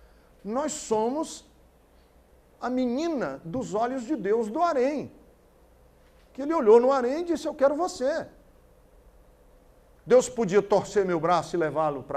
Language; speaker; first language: Portuguese; native; Portuguese